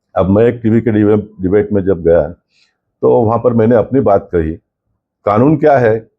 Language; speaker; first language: Hindi; non-native, local second language; Kannada